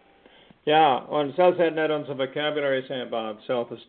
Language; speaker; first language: German; early bilingual, heritage; Pennsylvania German